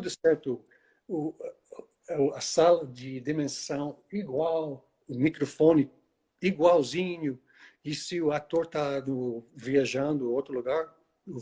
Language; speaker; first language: Portuguese; non-native, fluent; English